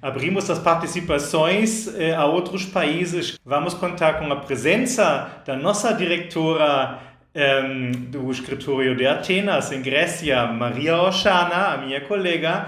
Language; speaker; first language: Portuguese; non-native, fluent; German